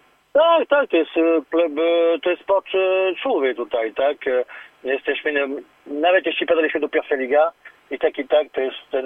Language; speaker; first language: Polish; non-native, learner; French